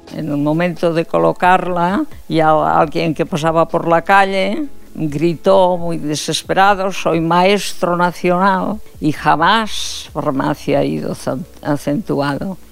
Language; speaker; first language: Spanish; non-native, local second language; Catalan